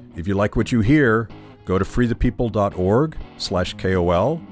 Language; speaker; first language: English; native; English